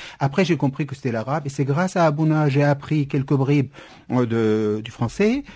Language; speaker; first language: French; non-native, fluent; Kurdish